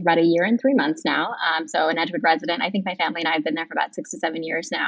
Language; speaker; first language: English; native; English